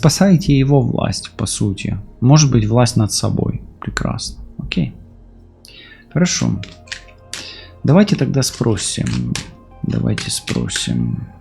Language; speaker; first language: Russian; native; Russian